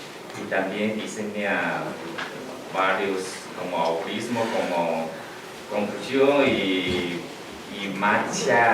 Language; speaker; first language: Spanish; non-native, learner; Chinese